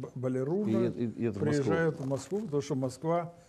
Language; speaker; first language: Russian; non-native, local second language; Romanian